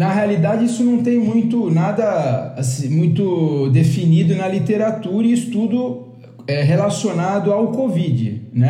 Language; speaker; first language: Portuguese; native; Portuguese